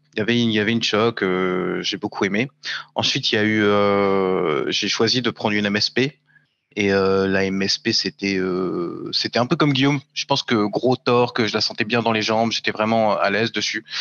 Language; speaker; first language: French; native; French